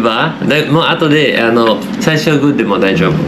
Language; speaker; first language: Japanese; non-native, learner; Portuguese